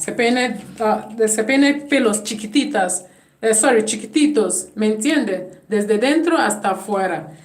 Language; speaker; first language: Spanish; non-native, fluent; English